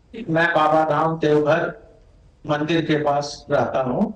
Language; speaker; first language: Hindi; native; Hindi